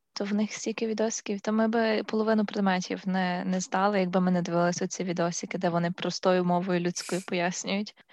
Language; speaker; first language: Ukrainian; native; Ukrainian